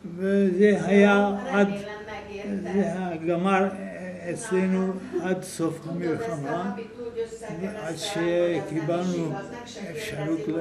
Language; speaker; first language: Hebrew; non-native, fluent; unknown